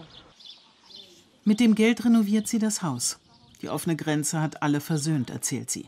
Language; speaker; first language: German; native; German